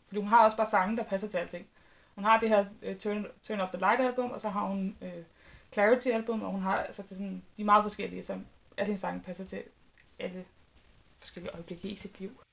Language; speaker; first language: Danish; native; Danish